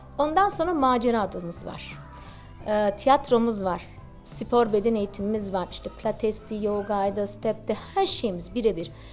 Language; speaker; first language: Turkish; early bilingual, heritage; Turkish